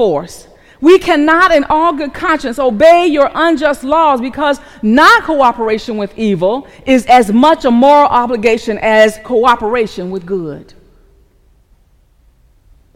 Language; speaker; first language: English; native; English